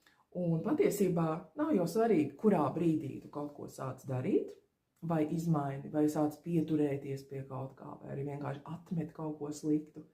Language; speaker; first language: Latvian; native; Latvian